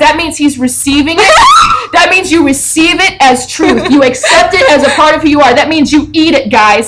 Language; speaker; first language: English; native; English